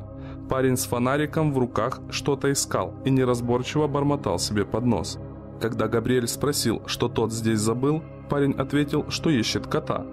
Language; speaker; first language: Russian; native; Russian